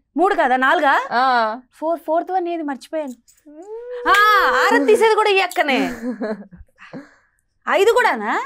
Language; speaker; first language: Telugu; native; Telugu